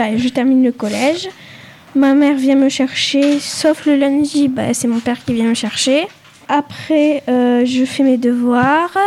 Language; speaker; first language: French; native; French